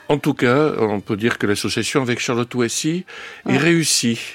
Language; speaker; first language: French; native; French